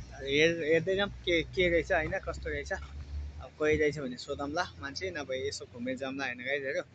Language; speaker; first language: Nepali; non-native, local second language; Eastern Tamang